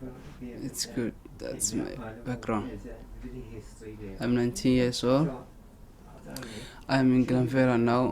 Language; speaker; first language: English; non-native, learner; Somali